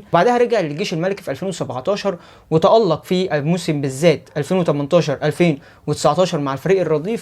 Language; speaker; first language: Arabic; native; Arabic